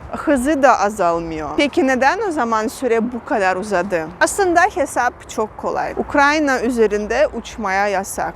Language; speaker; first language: Turkish; non-native, fluent; Russian